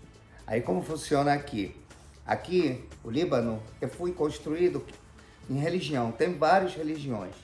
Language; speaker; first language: Portuguese; non-native, fluent; Arabic